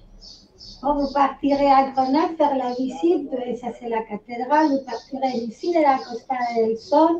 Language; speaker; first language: French; non-native, fluent; Spanish